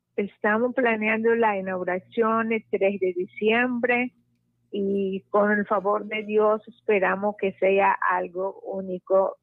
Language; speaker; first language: Spanish; non-native, fluent; Arabic